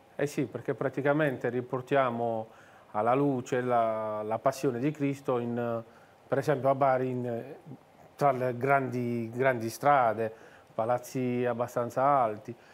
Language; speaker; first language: Italian; native; Italian